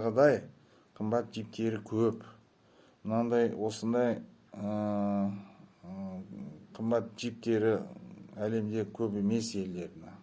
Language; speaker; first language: Kazakh; non-native, local second language; Russian